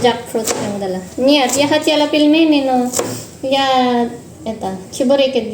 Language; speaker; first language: Russian; non-native, learner; Filipino